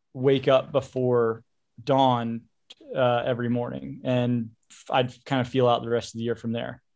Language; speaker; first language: English; native; English